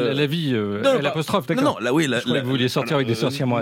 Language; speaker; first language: French; native; French